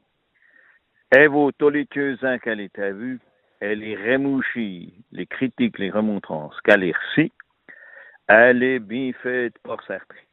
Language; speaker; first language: French; native; French